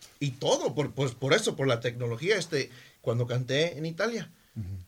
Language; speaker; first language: Spanish; early bilingual, heritage; Spanish